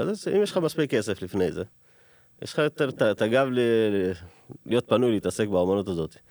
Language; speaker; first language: Hebrew; early bilingual, other home language; Amharic